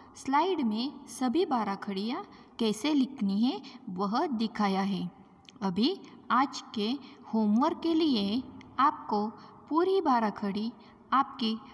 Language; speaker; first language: Hindi; non-native, local second language; Marathi